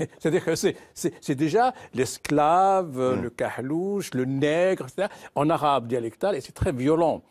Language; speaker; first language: French; non-native, local second language; Arabic